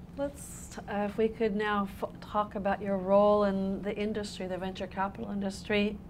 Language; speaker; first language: English; native; English